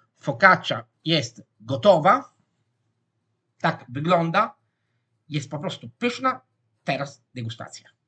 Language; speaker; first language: Polish; non-native, fluent; Italian